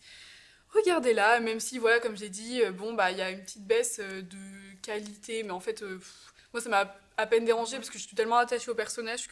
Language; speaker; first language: French; native; French